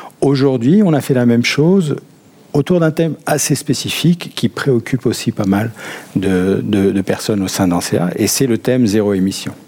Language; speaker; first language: French; native; French